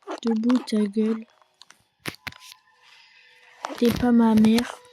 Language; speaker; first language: French; native; French